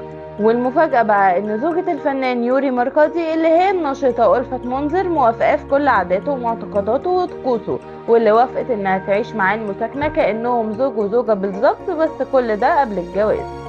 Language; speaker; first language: Arabic; native; Arabic